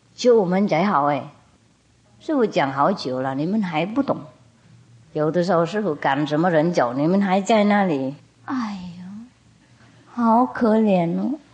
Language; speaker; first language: Chinese; non-native, fluent; Vietnamese